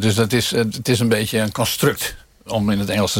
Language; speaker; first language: Dutch; native; Dutch